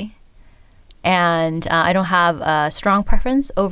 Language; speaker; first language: English; early bilingual, other home language; Khmer